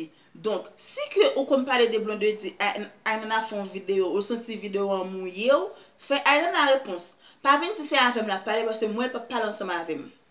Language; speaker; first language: French; non-native, local second language; Haitian Creole